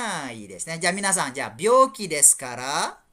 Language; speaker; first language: Japanese; non-native, fluent; Malay